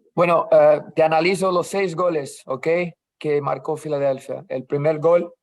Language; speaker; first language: Spanish; non-native, fluent; Portuguese